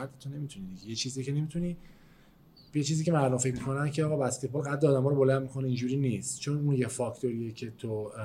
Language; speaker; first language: Persian; native; Persian